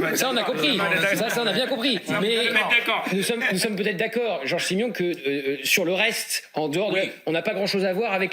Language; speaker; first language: French; native; French